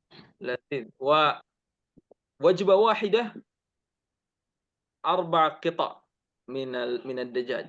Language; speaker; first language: Arabic; non-native, fluent; Indonesian